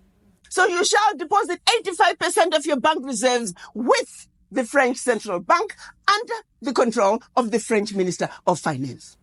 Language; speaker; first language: English; non-native, local second language; Shona